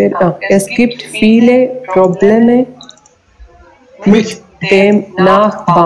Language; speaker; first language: German; non-native, learner; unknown